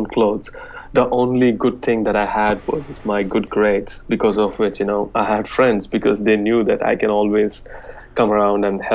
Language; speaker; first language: English; non-native, local second language; Telugu